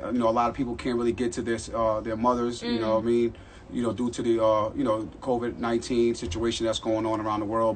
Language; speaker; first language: English; native; English